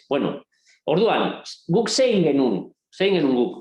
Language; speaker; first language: Basque; native; Basque